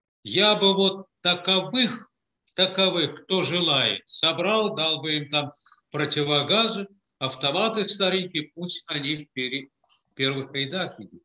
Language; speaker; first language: Russian; native; Russian